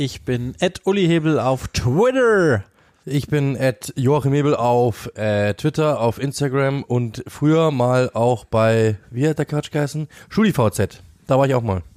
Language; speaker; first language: German; native; German